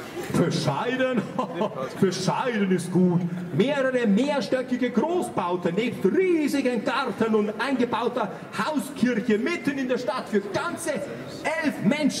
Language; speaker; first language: German; native; German